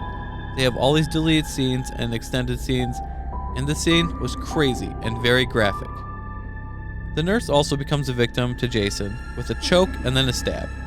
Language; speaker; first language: English; native; English